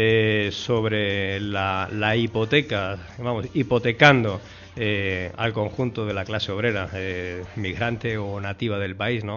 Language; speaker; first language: Spanish; native; Spanish